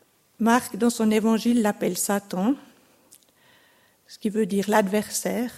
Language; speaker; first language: French; native; French